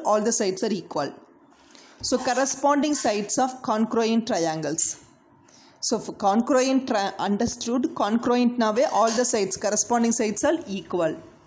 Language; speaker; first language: English; non-native, local second language; Tamil